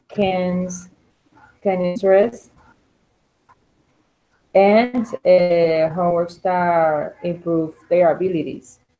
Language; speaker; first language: English; non-native, learner; Spanish